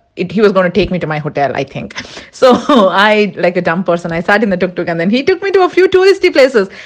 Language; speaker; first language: English; non-native, local second language; Tulu